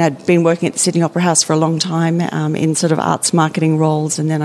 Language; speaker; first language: English; native; English